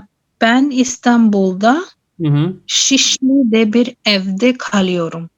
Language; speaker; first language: Turkish; non-native, learner; Urdu